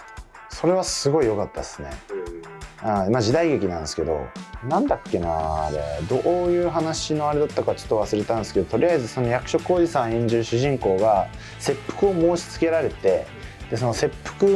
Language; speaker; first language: Japanese; native; Japanese